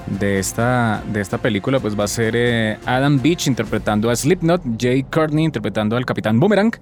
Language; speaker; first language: Spanish; native; Spanish